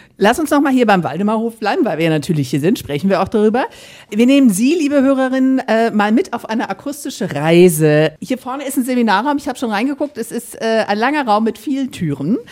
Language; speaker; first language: German; native; German